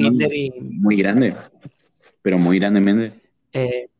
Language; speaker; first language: Spanish; native; Spanish